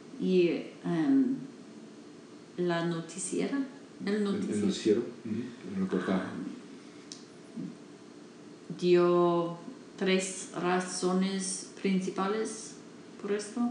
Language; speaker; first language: Spanish; non-native, learner; English